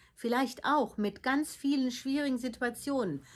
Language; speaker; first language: German; early bilingual, heritage; Dutch